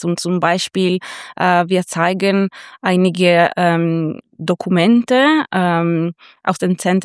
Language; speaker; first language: German; non-native, fluent; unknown